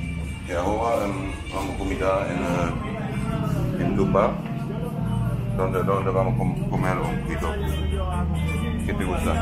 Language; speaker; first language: Spanish; non-native, learner; German